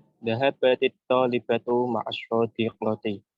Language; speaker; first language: Arabic; non-native, learner; Indonesian